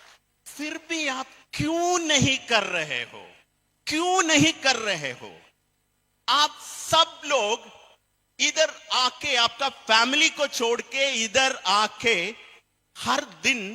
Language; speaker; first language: Hindi; non-native, fluent; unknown